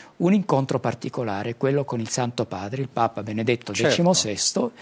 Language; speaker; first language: Italian; non-native, fluent; Arabic